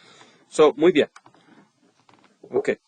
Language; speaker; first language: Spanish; non-native, fluent; English